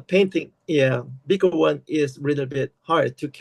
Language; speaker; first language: English; non-native, learner; Korean